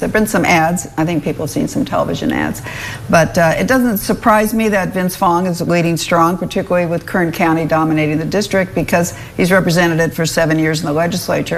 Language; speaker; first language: English; native; English